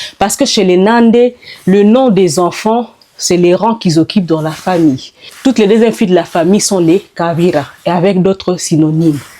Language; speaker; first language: French; non-native, local second language; Nande